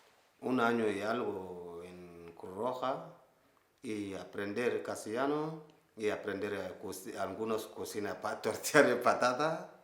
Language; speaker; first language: Spanish; non-native, learner; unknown